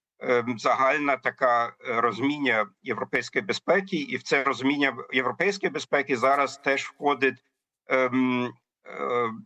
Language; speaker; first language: Ukrainian; non-native, fluent; German